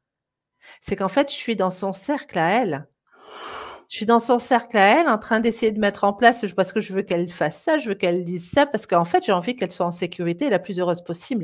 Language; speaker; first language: French; native; French